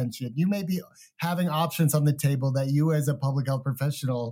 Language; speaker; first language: English; native; English